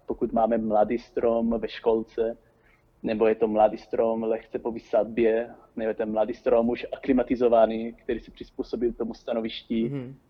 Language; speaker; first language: Czech; non-native, fluent; Italian